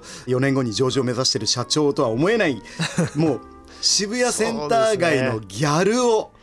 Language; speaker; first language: Japanese; native; Japanese